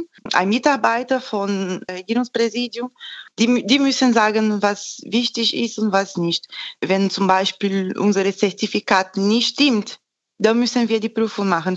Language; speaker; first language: German; non-native, fluent; Portuguese